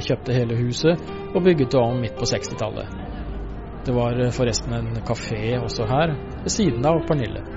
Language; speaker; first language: Norwegian; native; Norwegian